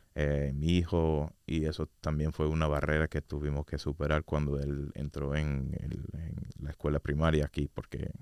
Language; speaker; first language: Spanish; non-native, fluent; English